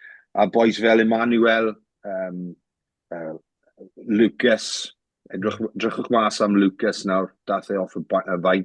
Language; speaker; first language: Welsh; native; Welsh